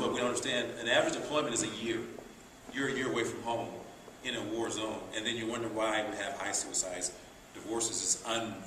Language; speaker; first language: English; native; English